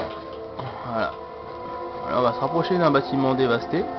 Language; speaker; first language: French; native; French